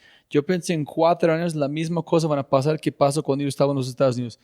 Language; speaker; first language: Spanish; non-native, fluent; English